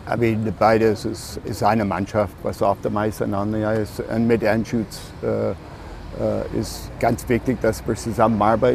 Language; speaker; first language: German; non-native, fluent; English